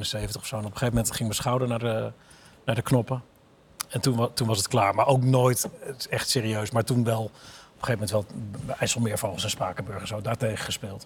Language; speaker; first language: Dutch; native; Dutch